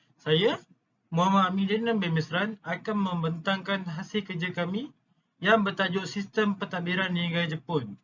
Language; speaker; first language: Malay; native; Malay